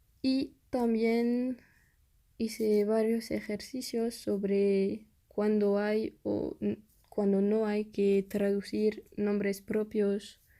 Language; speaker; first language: Spanish; non-native, fluent; French